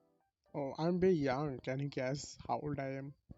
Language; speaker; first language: English; non-native, learner; Bangla